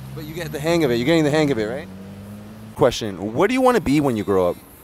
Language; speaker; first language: English; early bilingual, other home language; Spanish